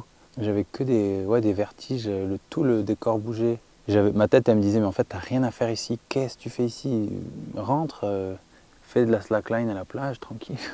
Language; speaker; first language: French; native; French